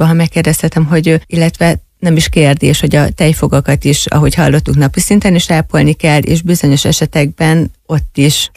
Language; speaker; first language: Hungarian; native; Hungarian